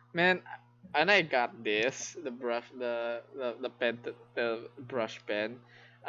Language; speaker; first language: English; non-native, local second language; Filipino